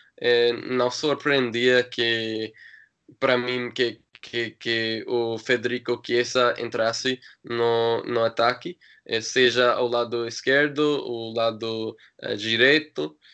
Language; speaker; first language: Portuguese; non-native, learner; English